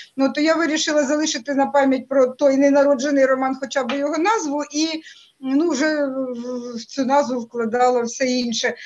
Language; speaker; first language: Ukrainian; native; Ukrainian